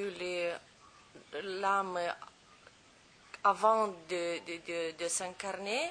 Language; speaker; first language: French; non-native, learner; Romanian